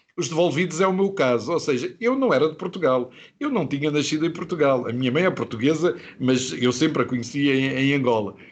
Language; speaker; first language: Portuguese; native; Portuguese